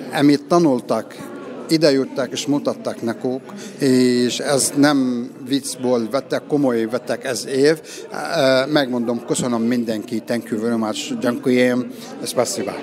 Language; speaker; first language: Hungarian; non-native, learner; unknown